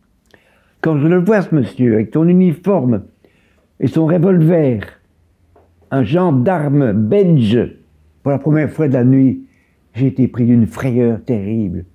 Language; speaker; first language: French; native; French